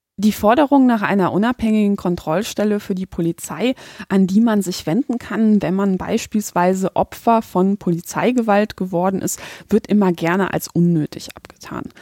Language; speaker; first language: German; early bilingual, other home language; Polish